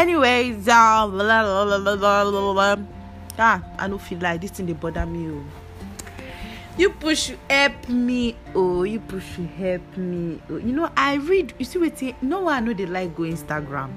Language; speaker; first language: English; non-native, local second language; Yoruba